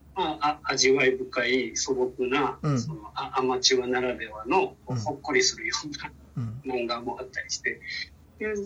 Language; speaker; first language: Japanese; native; Japanese